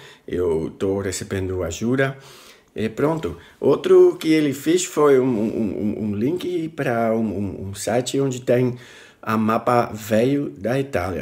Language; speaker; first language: Portuguese; non-native, fluent; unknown